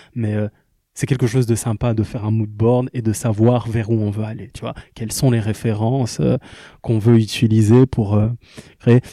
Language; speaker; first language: French; non-native, local second language; Lingala